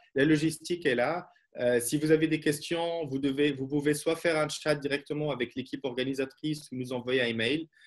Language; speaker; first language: French; non-native, local second language; Arabic